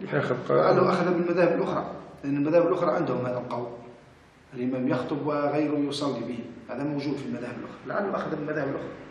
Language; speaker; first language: Arabic; native; Arabic